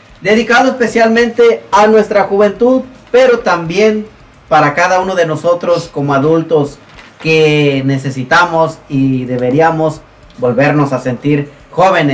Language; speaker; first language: Spanish; native; Spanish